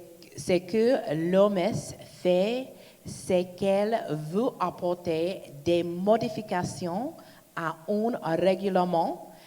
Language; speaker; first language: French; non-native, learner; English